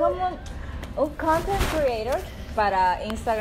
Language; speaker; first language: Spanish; native; Spanish